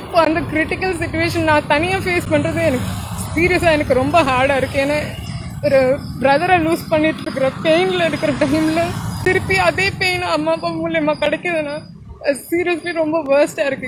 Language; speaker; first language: Tamil; non-native, local second language; Malayalam